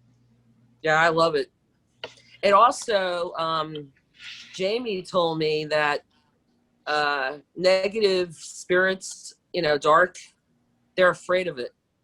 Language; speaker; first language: English; native; English